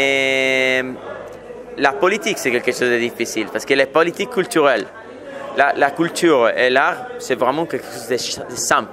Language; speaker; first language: French; non-native, fluent; Italian